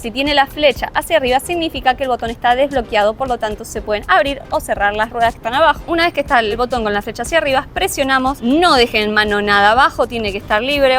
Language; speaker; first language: Spanish; native; Spanish